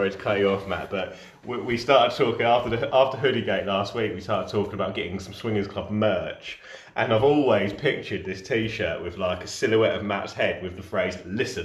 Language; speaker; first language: English; native; English